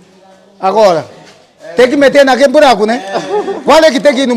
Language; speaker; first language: Portuguese; non-native, local second language; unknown